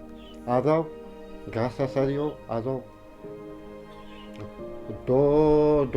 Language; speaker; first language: Spanish; non-native, learner; Arabic